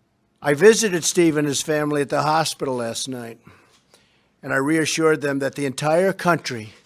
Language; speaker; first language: English; native; English